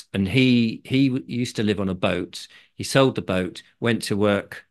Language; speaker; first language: English; native; English